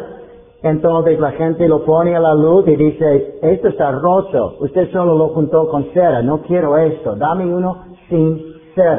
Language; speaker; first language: Spanish; non-native, fluent; English